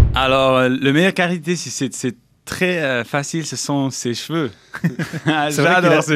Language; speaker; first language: French; non-native, local second language; German